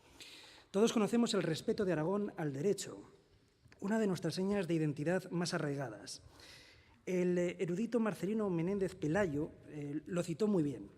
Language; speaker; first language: Spanish; native; Spanish